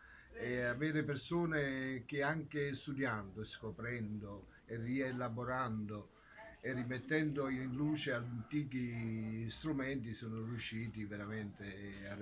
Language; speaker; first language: Italian; native; Italian